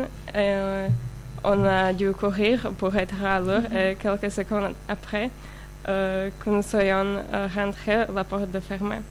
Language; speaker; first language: French; non-native, fluent; Slovak